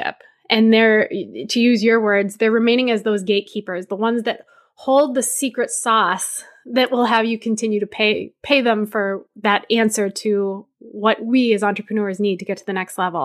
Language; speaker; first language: English; native; English